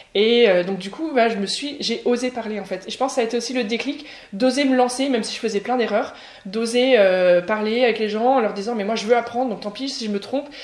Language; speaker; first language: French; native; French